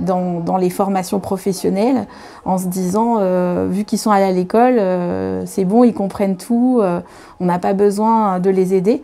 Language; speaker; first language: French; native; French